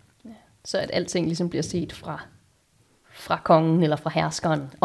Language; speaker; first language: Danish; native; Danish